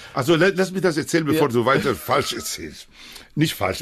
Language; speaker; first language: German; non-native, fluent; Spanish